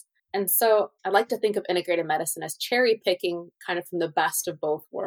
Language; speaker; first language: English; native; English